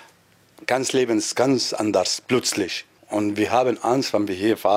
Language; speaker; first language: German; non-native, learner; Arabic